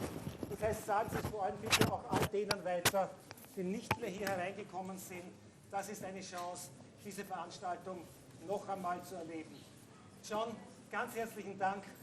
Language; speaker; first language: German; native; German